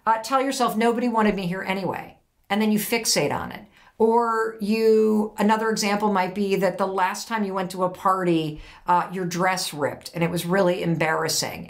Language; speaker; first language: English; native; English